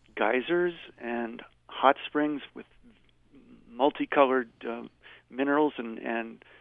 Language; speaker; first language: English; native; English